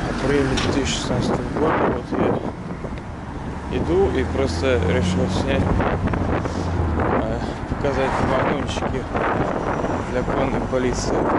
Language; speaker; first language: Russian; native; Russian